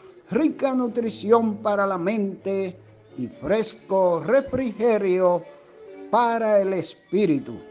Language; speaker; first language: Spanish; native; Spanish